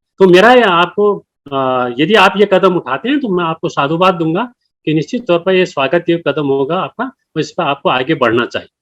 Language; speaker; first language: Hindi; non-native, local second language; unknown